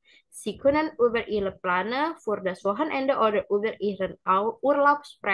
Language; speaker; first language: German; non-native, learner; Indonesian